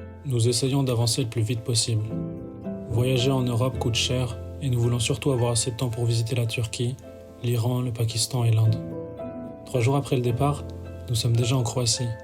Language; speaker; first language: French; native; French